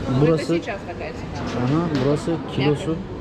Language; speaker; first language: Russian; non-native, learner; Turkish